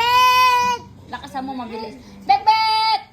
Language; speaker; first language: Filipino; native; Filipino